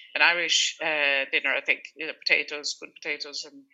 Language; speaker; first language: English; non-native, fluent; Swedish